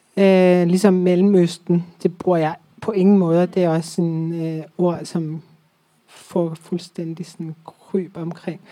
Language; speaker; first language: Danish; early bilingual, other home language; Persian